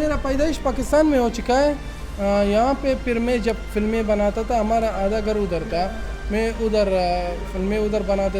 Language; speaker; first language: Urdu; non-native, local second language; Pashto